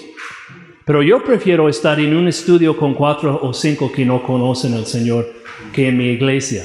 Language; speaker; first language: Spanish; non-native, fluent; English